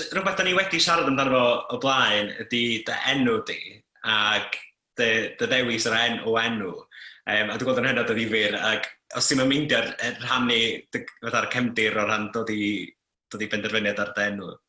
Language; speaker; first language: Welsh; native; Welsh